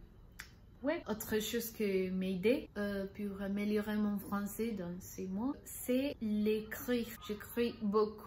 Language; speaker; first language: French; non-native, learner; Spanish